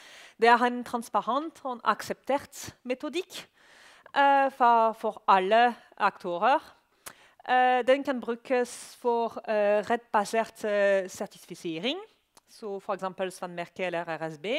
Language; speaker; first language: Norwegian; non-native, learner; French